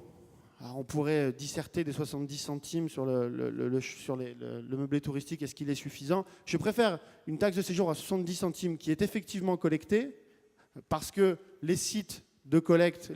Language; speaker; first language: French; native; French